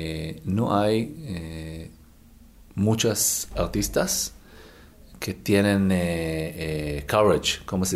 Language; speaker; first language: Spanish; non-native, learner; Hebrew